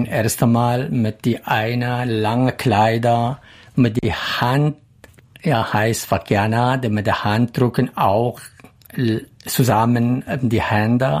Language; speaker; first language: German; non-native, learner; Central Kurdish